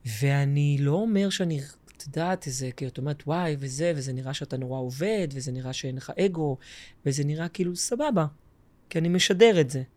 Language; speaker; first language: Hebrew; native; Hebrew